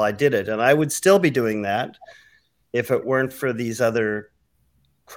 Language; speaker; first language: English; native; English